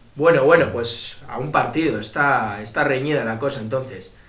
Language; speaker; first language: Spanish; native; Spanish